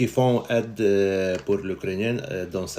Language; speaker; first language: French; non-native, learner; Ukrainian